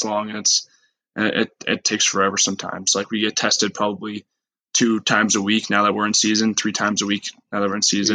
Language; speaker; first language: English; native; English